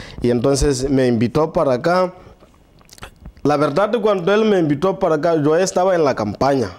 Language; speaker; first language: Spanish; non-native, learner; Southern Sotho